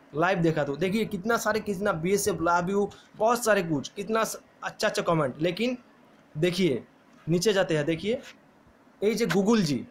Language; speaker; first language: Hindi; non-native, local second language; Bangla